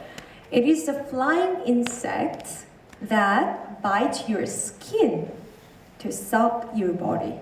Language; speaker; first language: English; non-native, learner; Korean